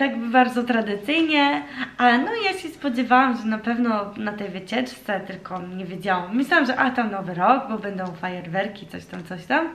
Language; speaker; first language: Polish; early bilingual, heritage; Polish